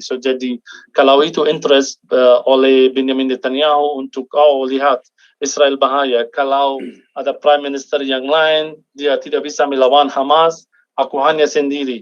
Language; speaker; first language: Indonesian; non-native, fluent; Arabic